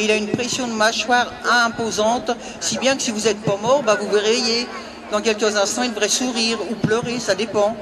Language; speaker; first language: French; native; French